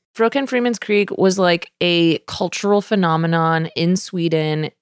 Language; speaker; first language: English; native; English